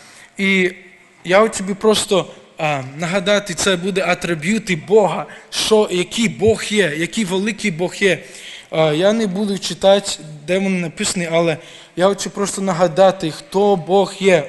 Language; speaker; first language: Ukrainian; early bilingual, heritage; Ukrainian